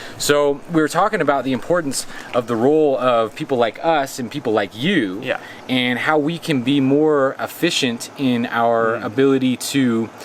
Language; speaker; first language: English; native; English